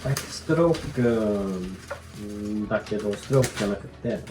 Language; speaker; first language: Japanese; non-native, fluent; Swedish